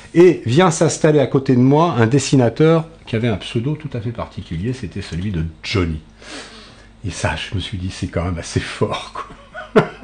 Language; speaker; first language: French; native; French